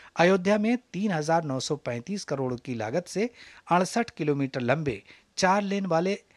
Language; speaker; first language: Hindi; native; Hindi